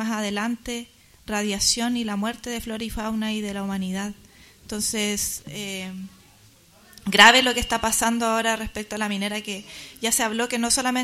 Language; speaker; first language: Spanish; native; Spanish